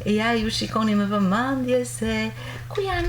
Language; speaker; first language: Albanian; native; Albanian